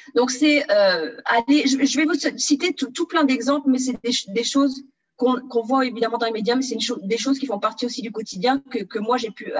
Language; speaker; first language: French; early bilingual, other home language; Portuguese